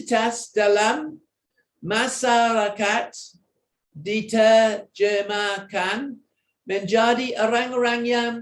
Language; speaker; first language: Indonesian; non-native, fluent; English